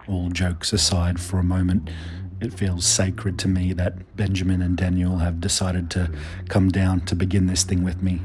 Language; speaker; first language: English; native; English